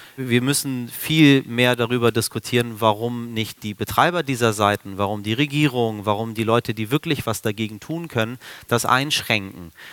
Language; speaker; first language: German; early bilingual, other home language; Persian